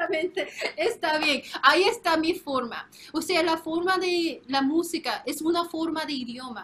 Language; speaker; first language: Spanish; non-native, fluent; Korean